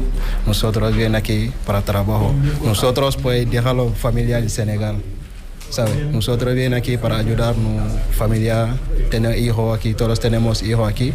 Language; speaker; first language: Spanish; non-native, learner; Wolof